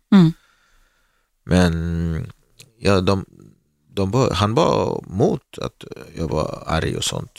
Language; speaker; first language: Swedish; non-native, learner; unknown